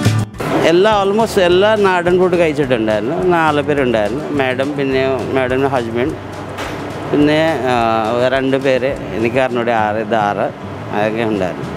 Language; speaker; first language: Malayalam; non-native, local second language; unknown